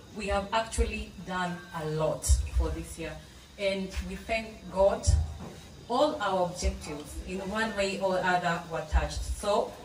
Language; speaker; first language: English; non-native, local second language; Swahili